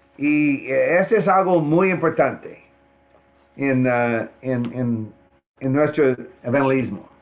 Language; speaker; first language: Spanish; non-native, fluent; English